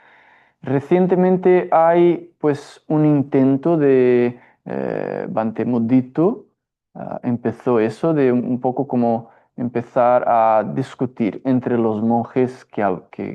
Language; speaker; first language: Spanish; non-native, fluent; Portuguese